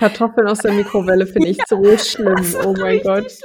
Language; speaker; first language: German; native; German